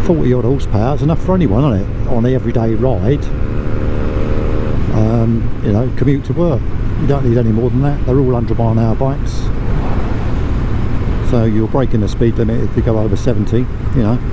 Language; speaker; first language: English; native; English